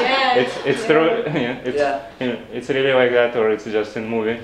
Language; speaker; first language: English; non-native, learner; Russian